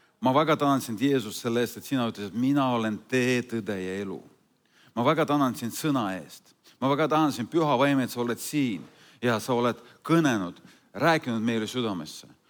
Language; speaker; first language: Estonian; non-native, fluent; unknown